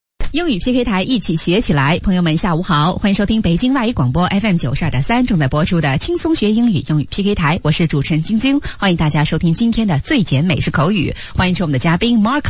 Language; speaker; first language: Chinese; native; Chinese